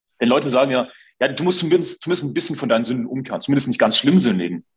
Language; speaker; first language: German; native; German